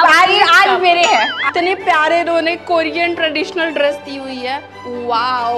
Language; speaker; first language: Hindi; native; Hindi